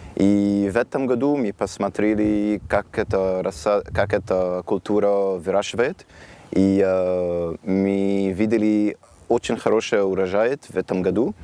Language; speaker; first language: Russian; non-native, learner; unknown